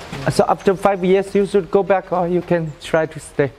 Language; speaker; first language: English; non-native, learner; Chinese